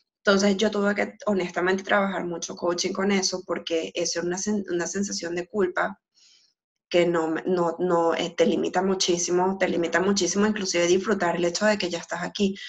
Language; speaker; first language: Spanish; native; Spanish